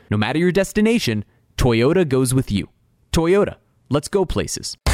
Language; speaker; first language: English; native; English